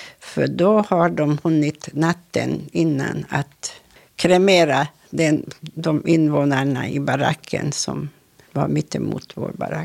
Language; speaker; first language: Swedish; non-native, fluent; Hungarian